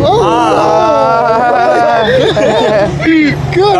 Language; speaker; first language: English; non-native, learner; Thai